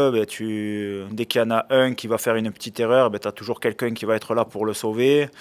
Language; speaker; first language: French; native; French